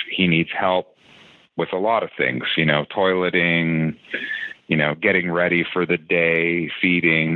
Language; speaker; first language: English; native; English